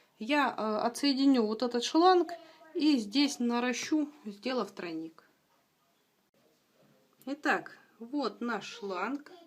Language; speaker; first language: Russian; native; Russian